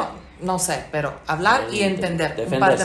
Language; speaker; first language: Spanish; non-native, fluent; Slovak